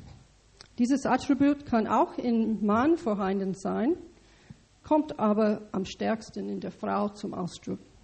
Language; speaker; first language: German; non-native, learner; English